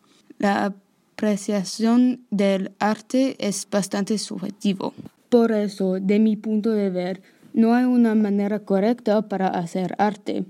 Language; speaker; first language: Spanish; non-native, learner; English